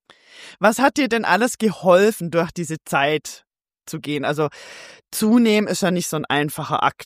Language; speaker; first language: German; native; German